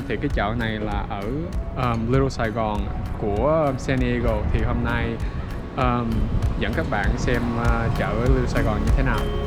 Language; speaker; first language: Vietnamese; early bilingual, heritage; Vietnamese